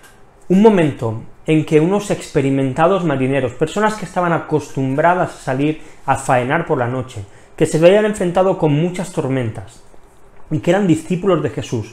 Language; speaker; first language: Spanish; native; Spanish